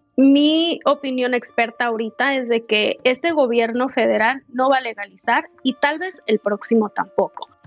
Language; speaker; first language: Spanish; early bilingual, heritage; Spanish